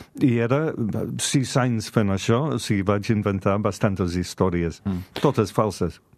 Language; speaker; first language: Catalan; non-native, fluent; English